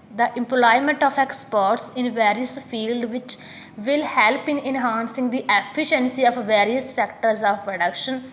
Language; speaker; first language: English; non-native, local second language; Punjabi